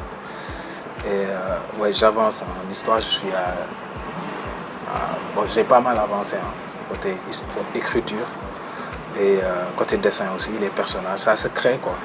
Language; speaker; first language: French; non-native, local second language; Wolof